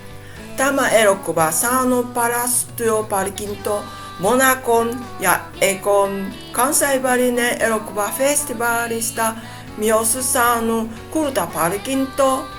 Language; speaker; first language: Finnish; non-native, learner; Japanese